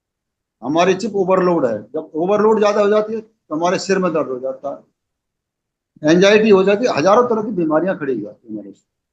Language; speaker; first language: Hindi; native; Hindi